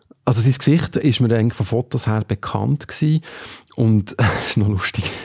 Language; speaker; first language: German; native; German